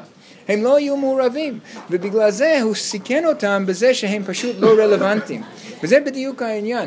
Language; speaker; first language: Hebrew; non-native, fluent; English